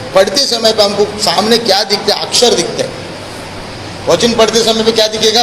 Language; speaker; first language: Hindi; non-native, local second language; Telugu